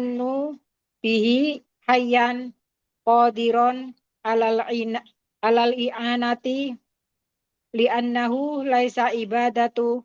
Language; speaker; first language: Arabic; non-native, learner; Indonesian